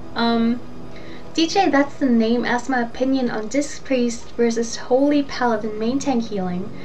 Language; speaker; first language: English; early bilingual, other home language; German